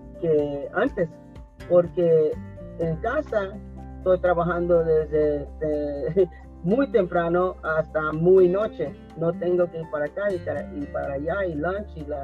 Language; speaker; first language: Spanish; early bilingual, heritage; Spanish